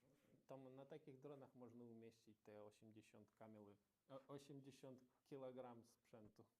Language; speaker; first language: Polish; non-native, learner; Ukrainian